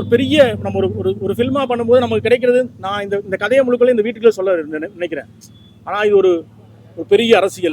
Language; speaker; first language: Tamil; native; Tamil